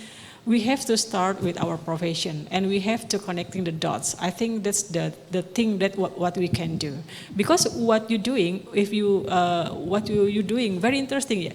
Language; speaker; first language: English; non-native, local second language; Indonesian